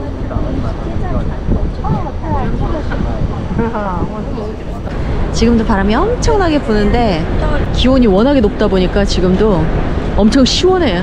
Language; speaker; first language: Korean; native; Korean